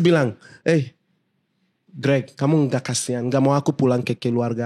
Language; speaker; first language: Indonesian; non-native, fluent; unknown